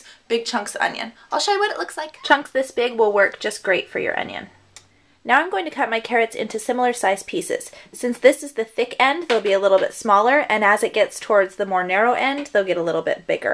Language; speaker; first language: English; native; English